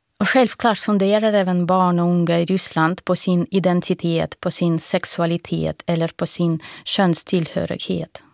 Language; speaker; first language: Swedish; non-native, fluent; Russian